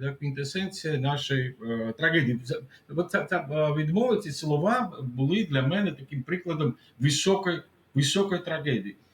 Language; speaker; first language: Ukrainian; non-native, fluent; Georgian